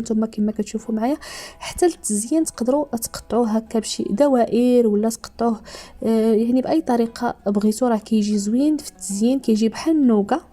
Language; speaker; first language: Arabic; native; Arabic